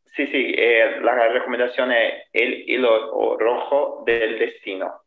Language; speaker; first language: Spanish; non-native, fluent; Portuguese